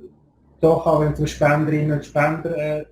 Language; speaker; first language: German; native; German